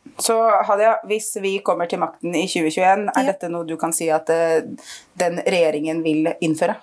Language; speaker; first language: Norwegian; early bilingual, other home language; Arabic